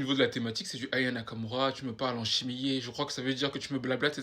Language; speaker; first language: French; native; French